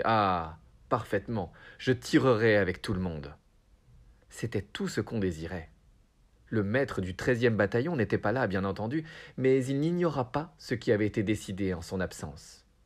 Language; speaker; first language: French; native; French